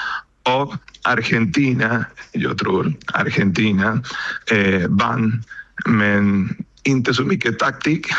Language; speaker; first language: Swedish; non-native, learner; Spanish